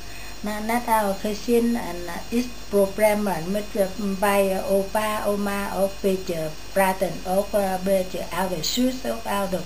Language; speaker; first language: Dutch; non-native, learner; Vietnamese